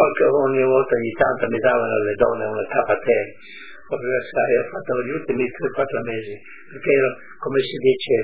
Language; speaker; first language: Italian; non-native, local second language; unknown